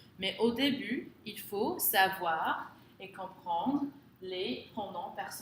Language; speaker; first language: French; non-native, fluent; English